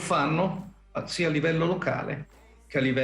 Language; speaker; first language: Italian; native; Italian